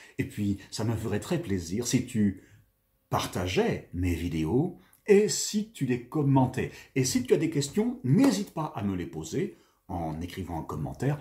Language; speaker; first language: French; native; French